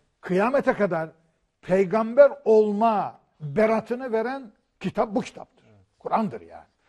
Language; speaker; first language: Turkish; native; Turkish